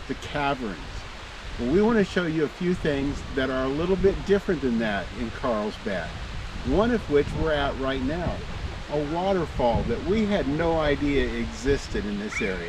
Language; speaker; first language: English; native; English